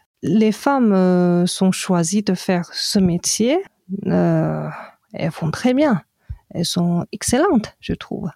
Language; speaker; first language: French; non-native, fluent; Chinese